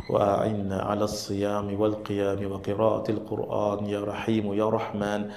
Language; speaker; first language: Arabic; non-native, fluent; Malay